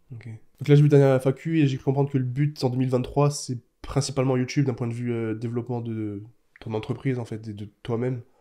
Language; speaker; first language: French; native; French